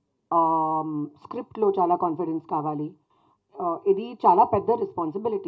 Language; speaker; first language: Telugu; non-native, fluent; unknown